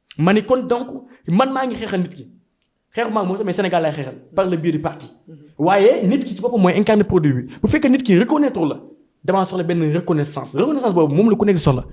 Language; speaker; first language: Wolof; native; Wolof